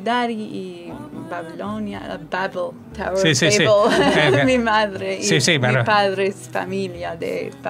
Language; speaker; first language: Spanish; non-native, learner; English